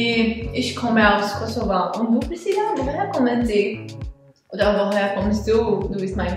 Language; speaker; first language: German; non-native, learner; Albanian